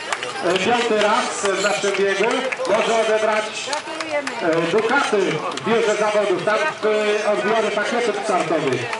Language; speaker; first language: Polish; native; Polish